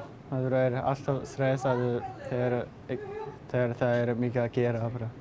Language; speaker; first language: Icelandic; non-native, fluent; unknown